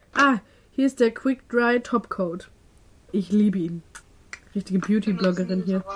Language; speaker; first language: German; native; German